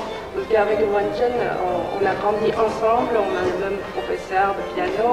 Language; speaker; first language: French; non-native, fluent; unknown